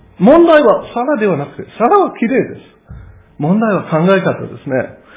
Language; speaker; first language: Japanese; non-native, fluent; English